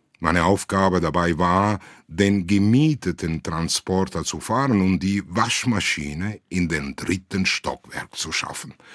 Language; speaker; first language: German; non-native, fluent; Italian